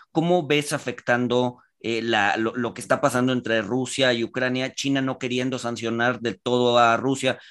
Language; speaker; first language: Spanish; native; Spanish